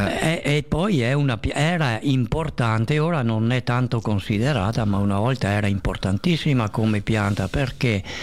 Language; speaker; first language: Italian; native; Italian